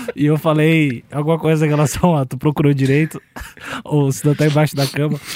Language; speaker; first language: Portuguese; native; Portuguese